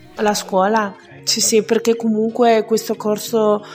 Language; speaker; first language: Italian; non-native, fluent; Chinese